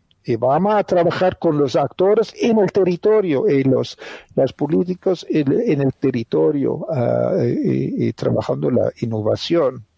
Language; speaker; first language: Spanish; non-native, fluent; Dutch